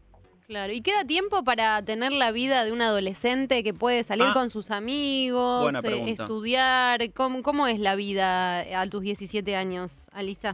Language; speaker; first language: Spanish; native; Spanish